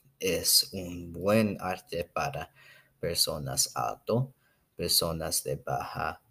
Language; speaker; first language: Spanish; non-native, learner; English